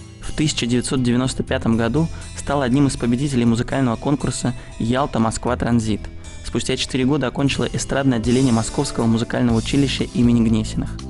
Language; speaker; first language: Russian; native; Russian